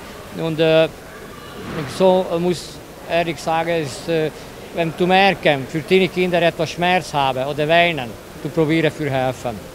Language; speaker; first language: German; non-native, learner; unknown